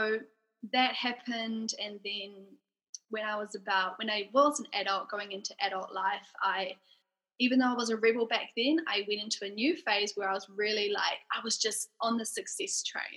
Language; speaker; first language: English; native; English